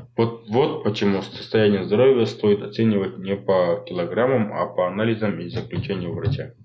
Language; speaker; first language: Russian; non-native, local second language; Kazakh